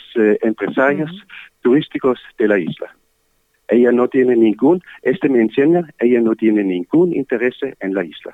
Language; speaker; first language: Spanish; non-native, learner; German